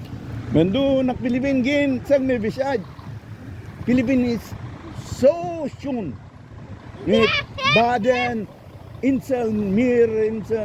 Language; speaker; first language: German; non-native, learner; Filipino